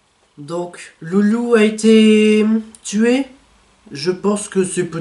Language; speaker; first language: French; native; French